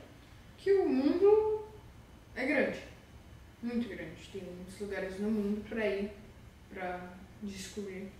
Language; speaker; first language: Portuguese; early bilingual, heritage; Portuguese